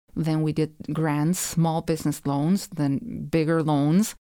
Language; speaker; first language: English; non-native, fluent; Spanish